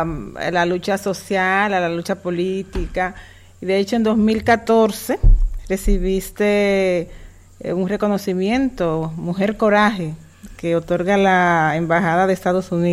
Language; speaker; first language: Spanish; native; Spanish